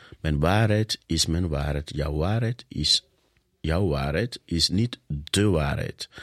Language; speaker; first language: Dutch; non-native, fluent; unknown